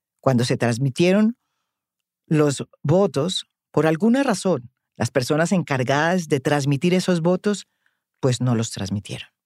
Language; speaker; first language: Spanish; native; Spanish